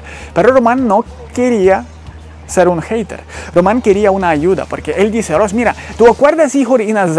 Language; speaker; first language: Spanish; non-native, fluent; Ukrainian